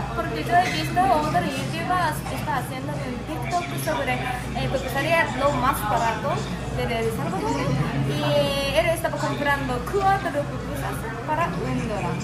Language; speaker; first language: Spanish; non-native, learner; Japanese